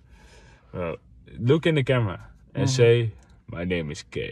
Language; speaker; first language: English; non-native, fluent; Dutch